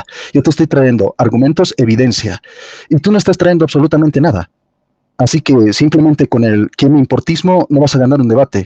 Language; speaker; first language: Spanish; native; Spanish